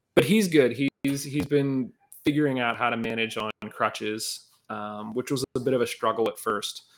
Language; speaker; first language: English; native; English